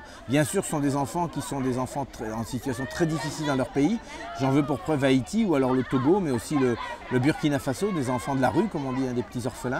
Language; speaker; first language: French; native; French